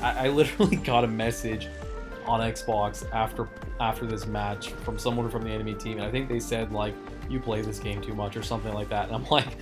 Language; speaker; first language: English; native; English